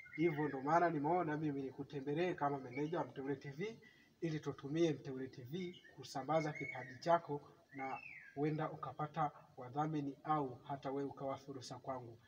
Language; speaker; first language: Swahili; native; Swahili